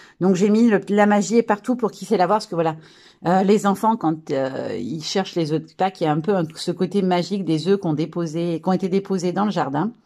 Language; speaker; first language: French; native; French